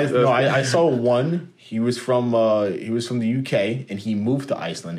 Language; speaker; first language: English; native; English